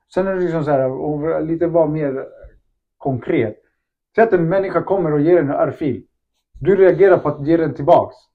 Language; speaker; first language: Swedish; early bilingual, other home language; Spanish